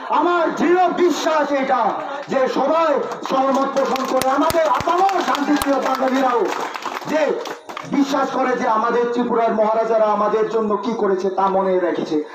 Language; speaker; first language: Bangla; non-native, local second language; Chakma